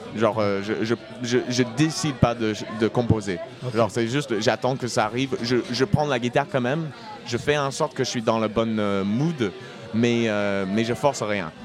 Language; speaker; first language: French; non-native, fluent; English